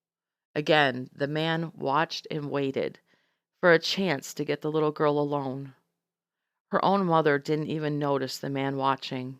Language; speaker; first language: English; native; English